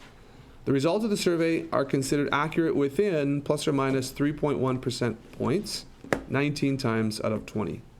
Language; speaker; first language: English; native; English